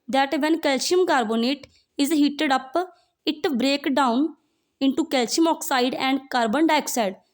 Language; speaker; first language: English; non-native, local second language; Punjabi